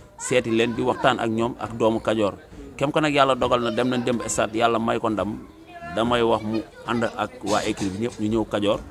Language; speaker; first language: Wolof; native; Wolof